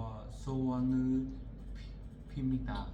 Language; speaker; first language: Korean; non-native, learner; Vietnamese